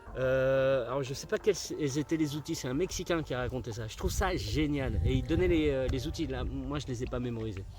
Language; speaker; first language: French; early bilingual, other home language; Spanish